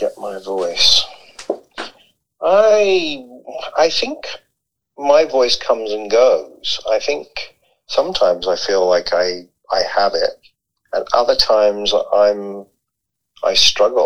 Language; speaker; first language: English; native; English